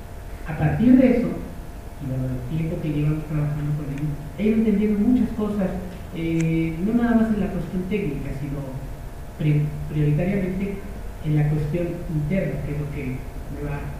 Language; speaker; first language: Spanish; native; Spanish